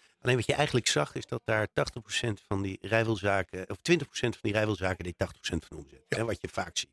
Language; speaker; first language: Dutch; native; Dutch